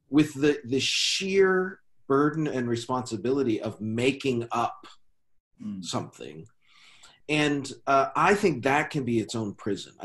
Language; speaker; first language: English; native; English